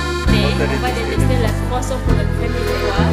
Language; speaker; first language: French; non-native, learner; Indonesian